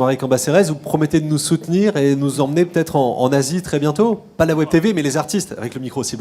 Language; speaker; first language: French; native; French